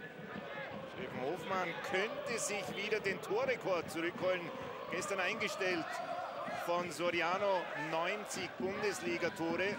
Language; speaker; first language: German; native; German